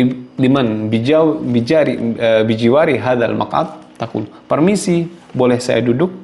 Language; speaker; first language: Arabic; non-native, fluent; Javanese